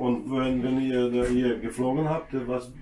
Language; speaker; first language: German; non-native, fluent; Polish